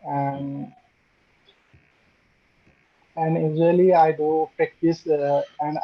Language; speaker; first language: English; non-native, learner; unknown